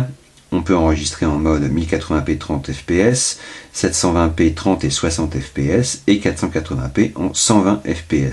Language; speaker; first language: French; native; French